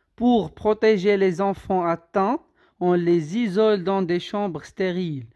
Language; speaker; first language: French; non-native, local second language; Arabic